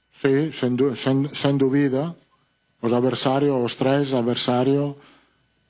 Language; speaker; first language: Portuguese; non-native, fluent; Italian